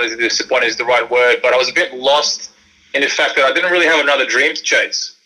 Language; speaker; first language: English; early bilingual, other home language; Croatian